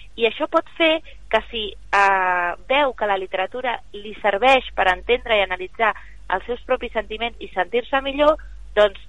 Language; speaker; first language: Catalan; native; Catalan